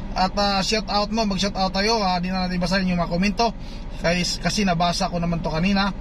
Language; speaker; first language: Filipino; non-native, local second language; Cebuano